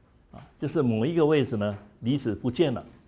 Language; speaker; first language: Chinese; native; Chinese